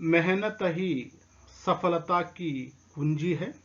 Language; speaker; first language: Hindi; non-native, local second language; Telugu